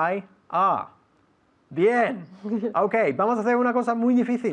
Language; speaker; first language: Spanish; non-native, fluent; English